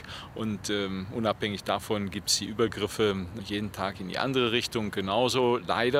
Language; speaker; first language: German; native; German